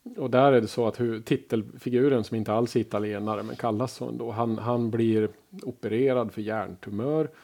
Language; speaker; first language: Swedish; native; Swedish